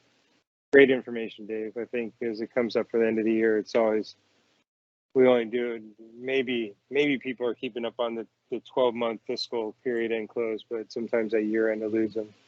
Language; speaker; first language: English; native; English